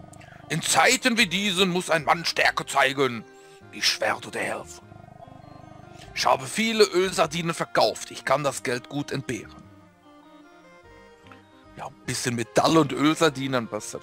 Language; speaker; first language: German; native; German